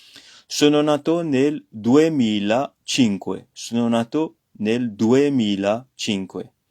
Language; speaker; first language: Italian; non-native, fluent; French